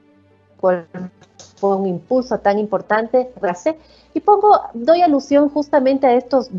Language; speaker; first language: Spanish; native; Spanish